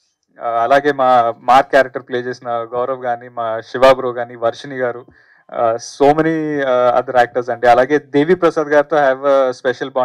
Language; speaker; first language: Telugu; native; Telugu